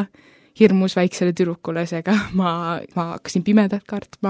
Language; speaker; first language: Estonian; early bilingual, heritage; Estonian